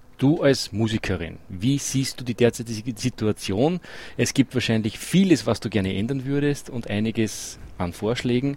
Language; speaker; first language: German; native; German